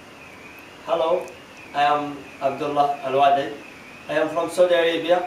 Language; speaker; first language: English; non-native, learner; Arabic